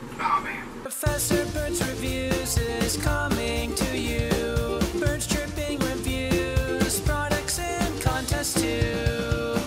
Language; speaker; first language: English; native; English